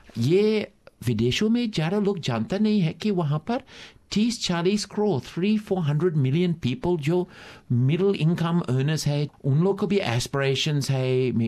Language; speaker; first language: Hindi; non-native, fluent; English